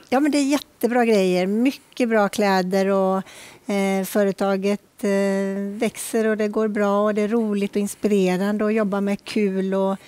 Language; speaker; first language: Swedish; native; Swedish